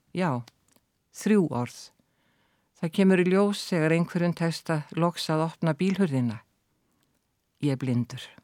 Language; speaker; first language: Icelandic; native; Icelandic